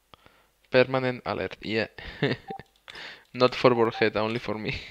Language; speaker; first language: English; non-native, learner; Spanish